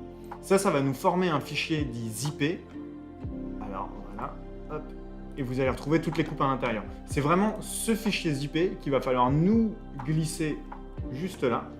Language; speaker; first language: French; native; French